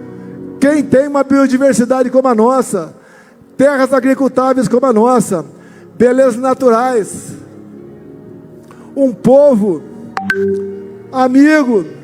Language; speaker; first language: Portuguese; native; Portuguese